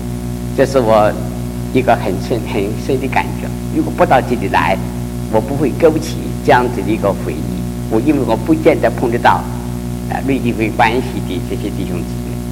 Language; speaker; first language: Chinese; native; Chinese